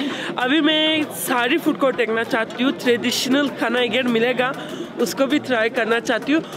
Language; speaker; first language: Hindi; non-native, fluent; Turkish